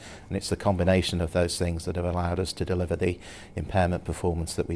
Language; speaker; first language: English; native; English